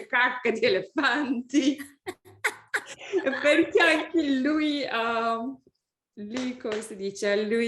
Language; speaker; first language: Italian; non-native, learner; English